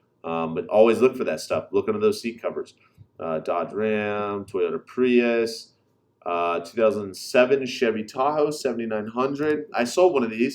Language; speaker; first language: English; native; English